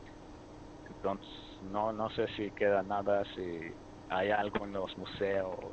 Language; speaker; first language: Spanish; early bilingual, heritage; Spanish